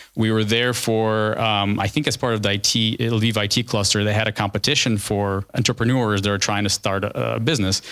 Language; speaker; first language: English; early bilingual, other home language; Ukrainian